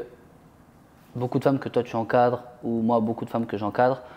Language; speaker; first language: French; native; French